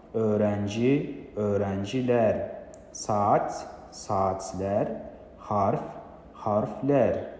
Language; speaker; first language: Turkish; non-native, fluent; Kazakh